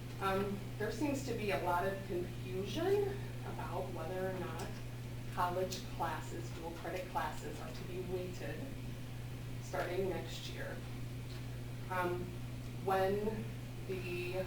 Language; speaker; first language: English; native; English